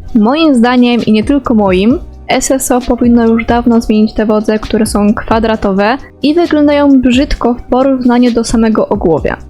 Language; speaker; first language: Polish; native; Polish